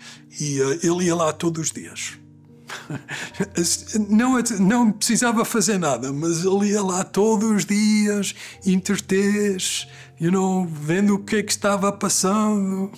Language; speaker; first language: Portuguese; early bilingual, other home language; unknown